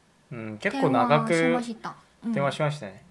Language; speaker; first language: Japanese; non-native, fluent; Korean